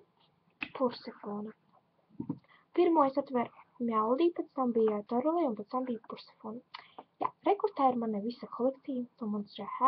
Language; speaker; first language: Latvian; non-native, local second language; Russian